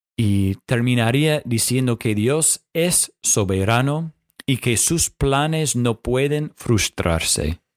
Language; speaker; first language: Spanish; non-native, fluent; English